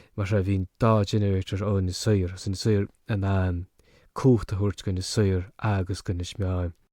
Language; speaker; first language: Irish; native; Irish